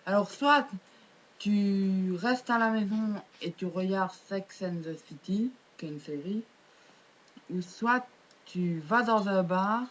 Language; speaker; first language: French; native; French